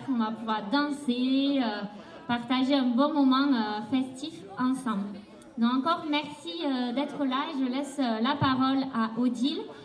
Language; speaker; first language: French; native; French